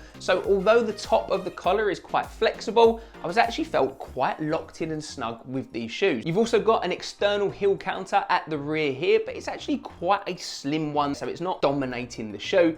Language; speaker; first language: English; native; English